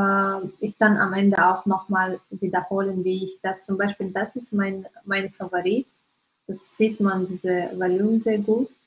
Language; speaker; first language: German; non-native, learner; Russian